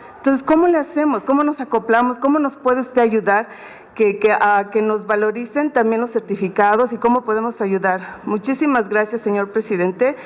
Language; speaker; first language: Spanish; early bilingual, heritage; Spanish